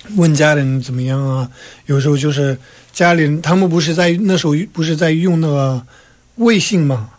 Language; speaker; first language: Chinese; non-native, local second language; Tibetan